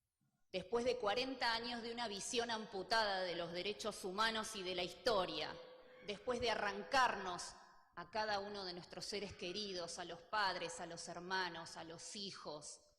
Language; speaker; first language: Spanish; native; Spanish